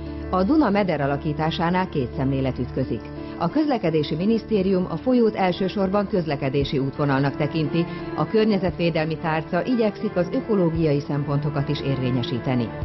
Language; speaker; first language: Hungarian; native; Hungarian